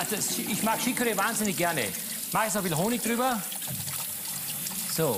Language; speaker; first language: German; native; German